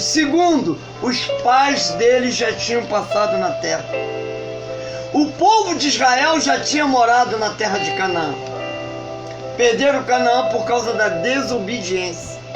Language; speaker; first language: Portuguese; native; Portuguese